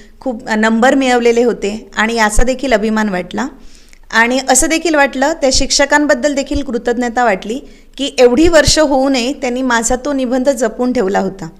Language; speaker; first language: Marathi; native; Marathi